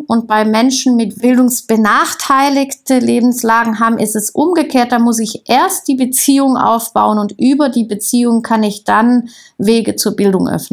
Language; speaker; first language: German; native; German